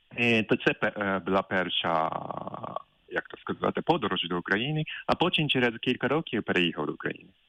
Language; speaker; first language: Ukrainian; non-native, fluent; Japanese